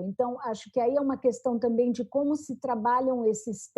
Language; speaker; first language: Portuguese; native; Portuguese